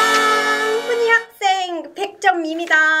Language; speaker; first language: Korean; non-native, fluent; Chinese